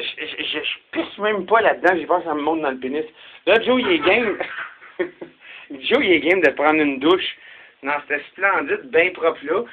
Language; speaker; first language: French; native; French